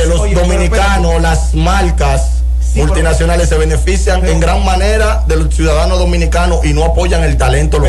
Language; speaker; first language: Spanish; native; Spanish